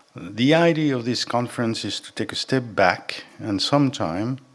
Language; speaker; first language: English; non-native, fluent; French